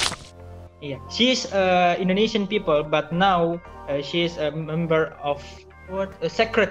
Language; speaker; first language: English; non-native, learner; Indonesian